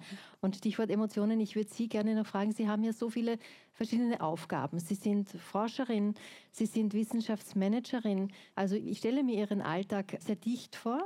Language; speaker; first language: German; native; German